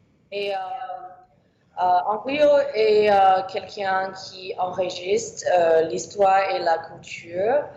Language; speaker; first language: French; non-native, learner; English